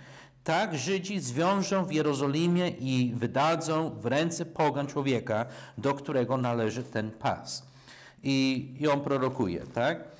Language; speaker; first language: Polish; non-native, fluent; English